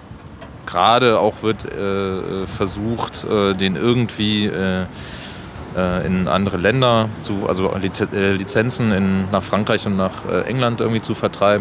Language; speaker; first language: German; native; German